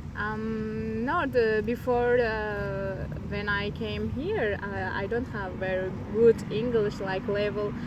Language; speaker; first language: English; non-native, learner; Turkmen